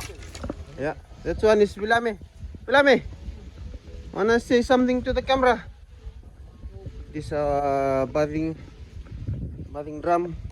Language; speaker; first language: English; non-native, local second language; Fijian